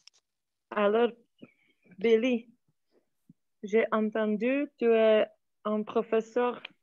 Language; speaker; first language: French; non-native, learner; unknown